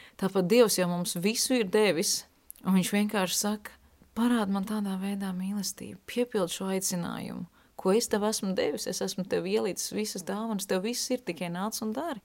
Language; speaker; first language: Latvian; native; Latvian